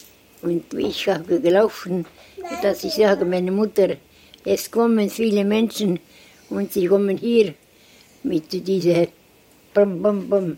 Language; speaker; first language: German; non-native, learner; Estonian